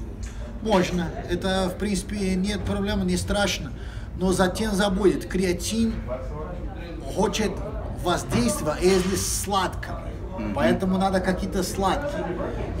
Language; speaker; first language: Russian; non-native, fluent; Portuguese